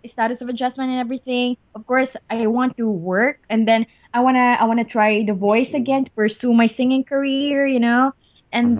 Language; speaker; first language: English; non-native, local second language; Cebuano